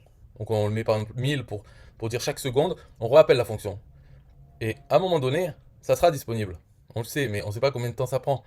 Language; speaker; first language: French; native; French